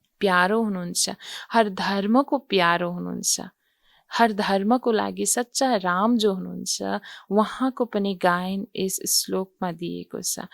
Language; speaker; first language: Nepali; native; Nepali